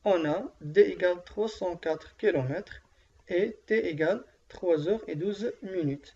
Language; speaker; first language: French; non-native, local second language; Arabic